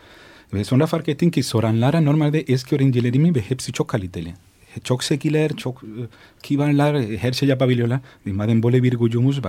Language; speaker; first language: Turkish; non-native, fluent; Spanish